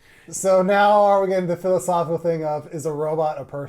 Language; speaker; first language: English; native; English